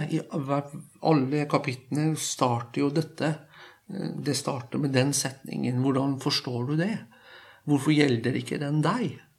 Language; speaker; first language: Norwegian; non-native, fluent; Persian